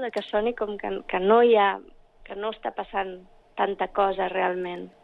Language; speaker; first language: Catalan; early bilingual, other home language; English